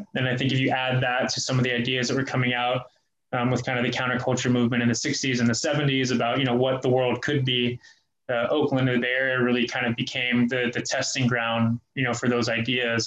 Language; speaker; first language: English; native; English